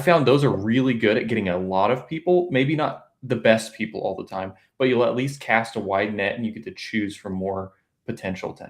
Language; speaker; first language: English; native; English